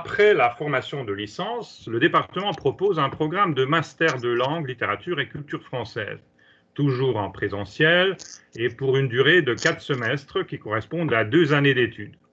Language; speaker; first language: French; non-native, fluent; Hungarian